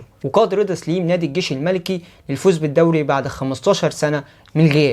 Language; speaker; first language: Arabic; native; Arabic